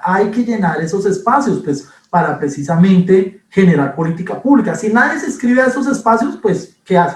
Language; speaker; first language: Spanish; native; Spanish